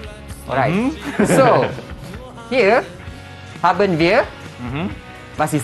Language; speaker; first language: German; non-native, fluent; Malay